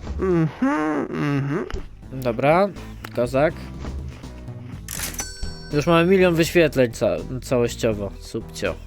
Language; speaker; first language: Polish; native; Polish